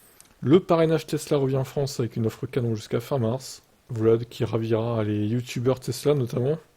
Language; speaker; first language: French; native; French